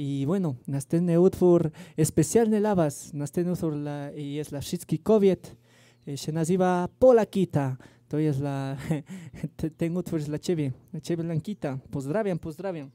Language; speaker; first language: Polish; non-native, fluent; Spanish